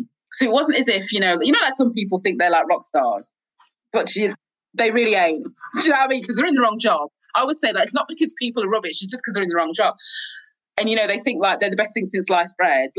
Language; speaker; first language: English; native; English